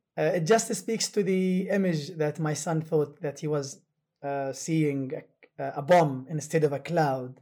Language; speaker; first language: English; non-native, fluent; Arabic